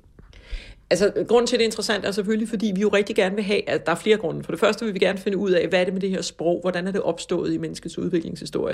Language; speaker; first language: Danish; native; Danish